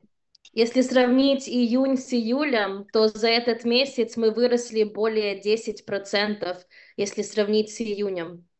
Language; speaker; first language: Russian; early bilingual, heritage; Russian